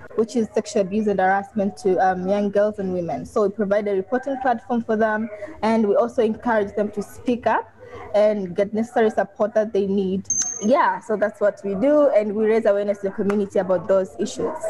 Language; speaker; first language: English; non-native, local second language; Swahili